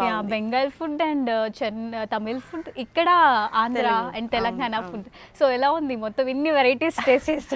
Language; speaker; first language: Telugu; native; Telugu